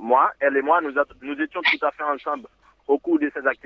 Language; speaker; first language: French; non-native, local second language; Haitian Creole